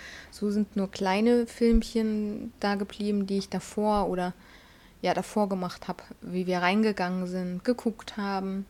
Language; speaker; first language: German; native; German